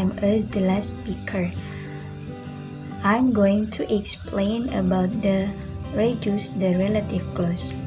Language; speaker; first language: English; non-native, learner; Indonesian